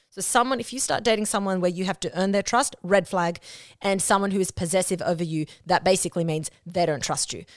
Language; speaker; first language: English; non-native, local second language; Spanish